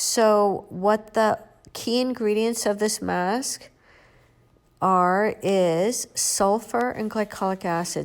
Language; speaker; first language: English; native; English